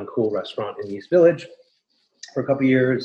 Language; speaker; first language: English; native; English